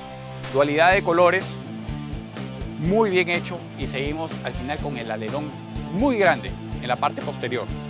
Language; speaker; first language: Spanish; native; Spanish